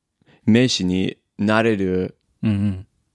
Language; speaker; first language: Japanese; non-native, learner; English